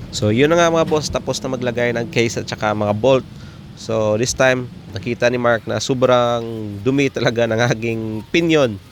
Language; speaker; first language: Filipino; non-native, local second language; Hiligaynon